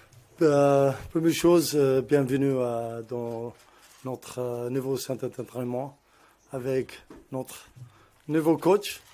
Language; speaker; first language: French; non-native, learner; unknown